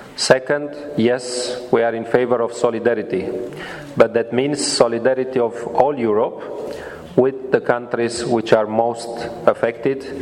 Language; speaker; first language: English; non-native, fluent; Romanian